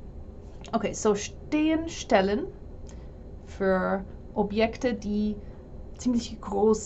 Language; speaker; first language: German; non-native, fluent; English